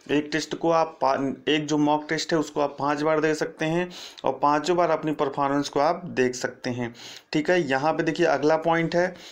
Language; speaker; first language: Hindi; native; Hindi